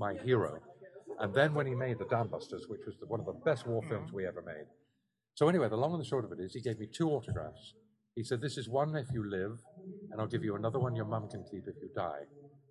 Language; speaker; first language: English; native; English